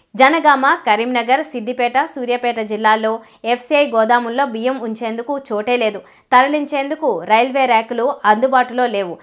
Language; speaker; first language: Telugu; native; Telugu